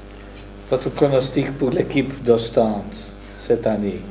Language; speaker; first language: French; non-native, local second language; Dutch